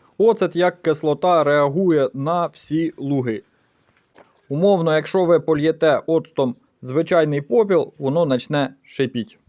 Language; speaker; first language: Ukrainian; native; Ukrainian